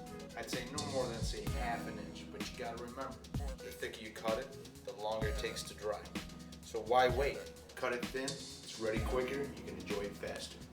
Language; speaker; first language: English; native; English